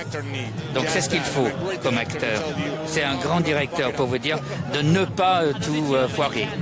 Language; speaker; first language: French; native; French